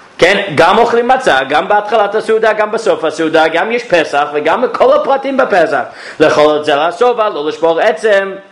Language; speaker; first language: Hebrew; non-native, fluent; English